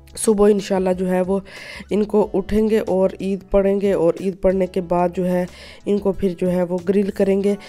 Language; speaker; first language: Urdu; non-native, local second language; Punjabi